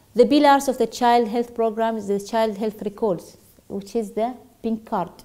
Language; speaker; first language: English; non-native, fluent; Arabic